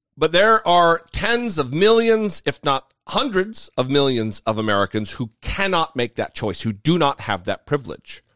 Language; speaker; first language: English; native; English